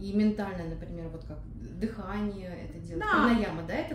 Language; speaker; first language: Russian; native; Russian